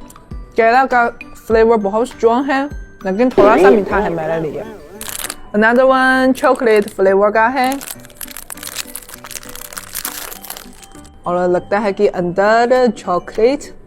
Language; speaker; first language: Hindi; non-native, learner; Chinese